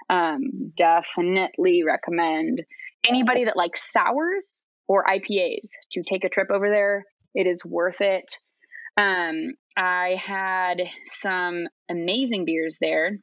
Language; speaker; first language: English; native; English